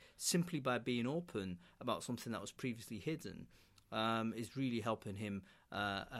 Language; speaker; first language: English; native; English